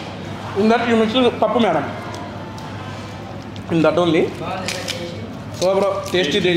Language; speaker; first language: Telugu; native; Telugu